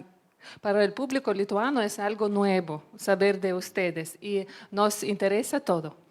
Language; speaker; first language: Spanish; non-native, learner; Lithuanian